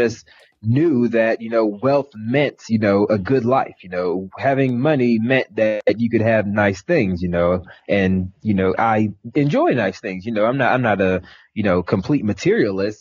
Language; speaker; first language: English; native; English